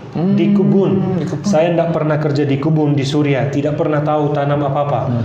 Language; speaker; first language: Indonesian; non-native, fluent; Arabic